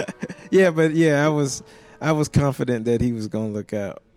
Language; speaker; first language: English; native; English